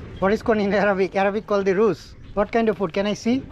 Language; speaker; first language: English; non-native, learner; Bangla